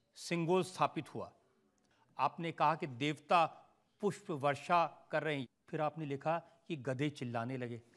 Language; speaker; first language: Hindi; native; Hindi